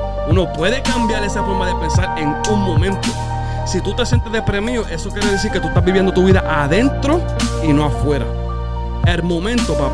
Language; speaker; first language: Spanish; early bilingual, heritage; Spanish